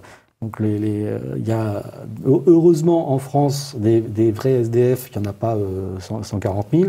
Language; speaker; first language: French; native; French